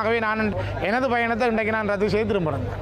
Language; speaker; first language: Tamil; native; Tamil